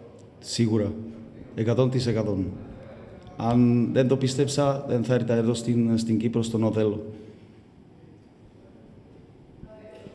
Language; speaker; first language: Greek; non-native, learner; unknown